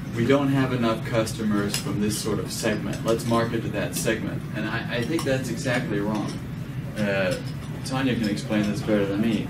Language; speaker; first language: English; non-native, fluent; Danish